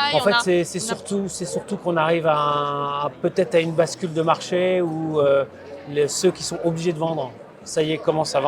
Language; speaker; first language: French; native; French